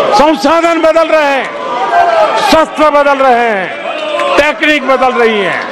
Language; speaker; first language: Hindi; non-native, local second language; Gujarati